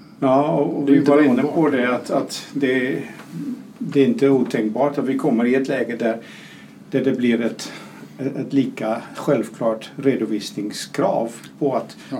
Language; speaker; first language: Swedish; non-native, fluent; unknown